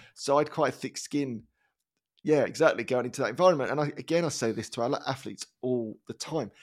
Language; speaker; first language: English; native; English